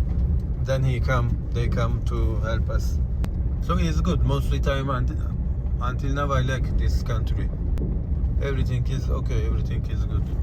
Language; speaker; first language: English; non-native, learner; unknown